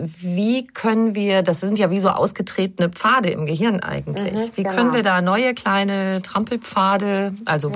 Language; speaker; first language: German; native; German